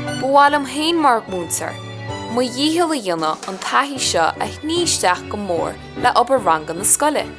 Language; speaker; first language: Irish; non-native, local second language; English